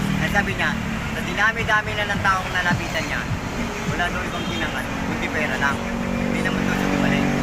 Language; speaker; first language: Filipino; native; Filipino